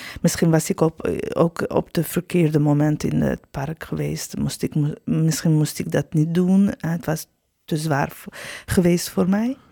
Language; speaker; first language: Dutch; non-native, fluent; Turkish